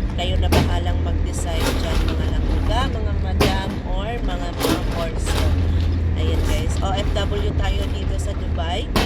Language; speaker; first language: Filipino; non-native, local second language; Cebuano